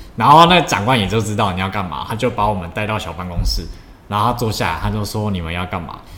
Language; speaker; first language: Chinese; native; Chinese